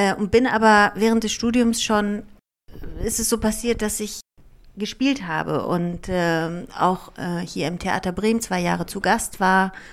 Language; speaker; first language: German; early bilingual, other home language; Greek